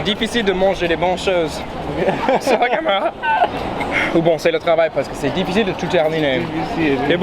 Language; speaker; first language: French; non-native, fluent; English